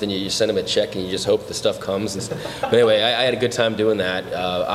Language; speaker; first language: English; native; English